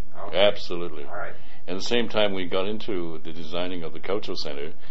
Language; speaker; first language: English; early bilingual, other home language; Cantonese